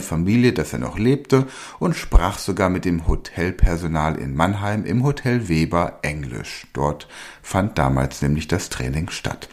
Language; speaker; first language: German; native; German